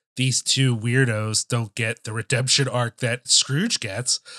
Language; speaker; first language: English; native; English